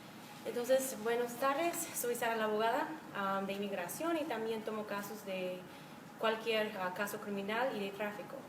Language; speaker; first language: Spanish; non-native, fluent; English